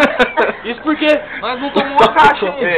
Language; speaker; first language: Portuguese; native; Portuguese